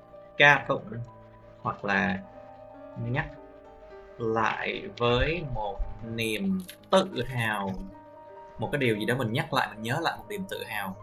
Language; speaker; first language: Vietnamese; native; Vietnamese